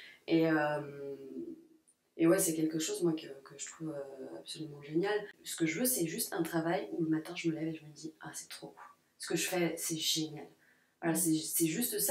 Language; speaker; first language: French; native; French